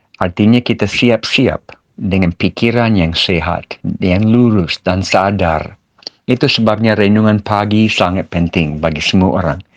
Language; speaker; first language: Malay; non-native, fluent; English